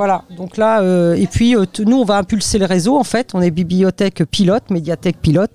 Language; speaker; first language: French; native; French